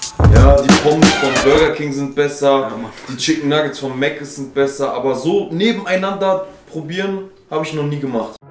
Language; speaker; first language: German; native; German